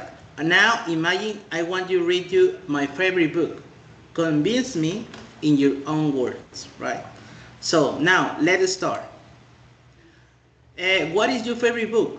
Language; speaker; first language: English; non-native, fluent; Spanish